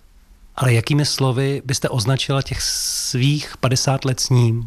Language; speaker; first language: Czech; native; Czech